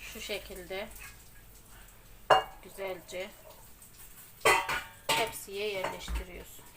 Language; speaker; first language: Turkish; native; Turkish